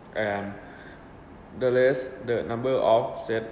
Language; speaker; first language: English; non-native, learner; Thai